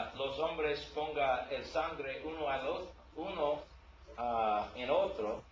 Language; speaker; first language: Spanish; non-native, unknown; English